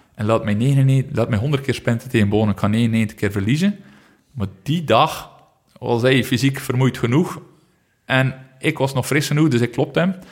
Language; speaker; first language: Dutch; native; Dutch